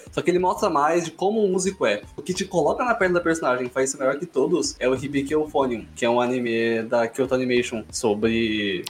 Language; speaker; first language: Portuguese; native; Portuguese